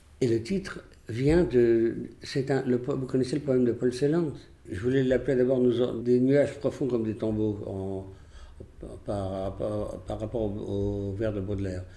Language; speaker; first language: French; early bilingual, other home language; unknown